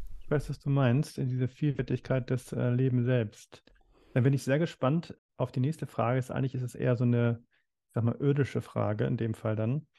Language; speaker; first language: German; native; German